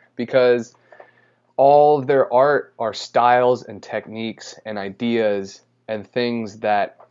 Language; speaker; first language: English; native; English